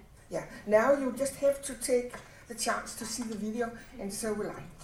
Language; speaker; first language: English; non-native, fluent; Danish